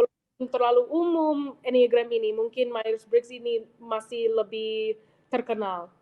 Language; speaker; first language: Indonesian; non-native, fluent; English